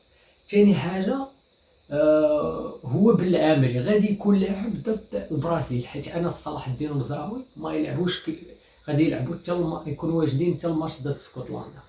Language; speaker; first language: Arabic; native; Arabic